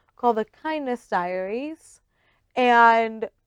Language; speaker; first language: English; early bilingual, other home language; Spanish